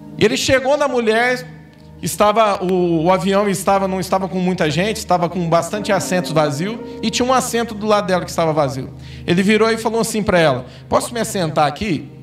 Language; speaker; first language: Portuguese; native; Portuguese